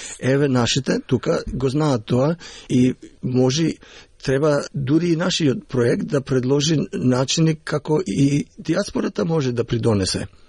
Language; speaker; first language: Macedonian; early bilingual, heritage; Macedonian